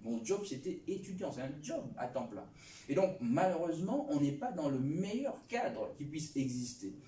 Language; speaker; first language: French; non-native, local second language; Lingala